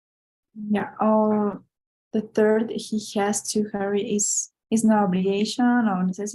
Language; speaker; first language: English; non-native, learner; Spanish